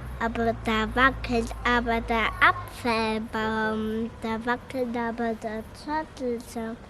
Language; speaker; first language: German; early bilingual, other home language; Turkish